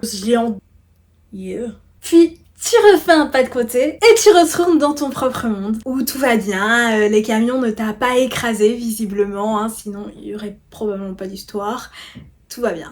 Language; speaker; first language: French; native; French